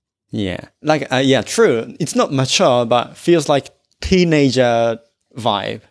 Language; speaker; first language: English; non-native, fluent; Japanese